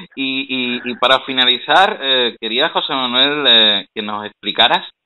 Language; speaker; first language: Spanish; native; Spanish